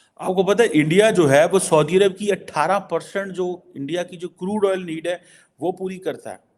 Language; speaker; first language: Urdu; non-native, local second language; Punjabi